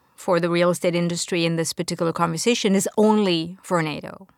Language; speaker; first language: English; non-native, fluent; French